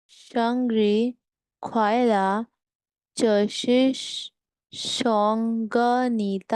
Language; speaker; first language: Chinese; non-native, learner; Urdu